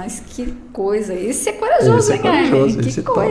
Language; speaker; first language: Portuguese; native; Portuguese